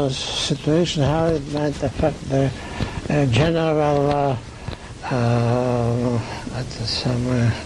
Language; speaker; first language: English; non-native, learner; Russian